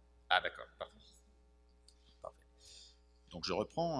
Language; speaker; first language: French; native; French